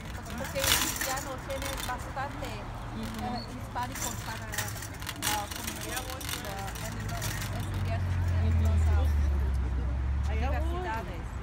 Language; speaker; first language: Spanish; non-native, learner; Vietnamese